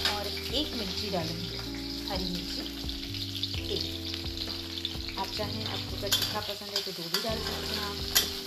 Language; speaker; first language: Hindi; non-native, local second language; Assamese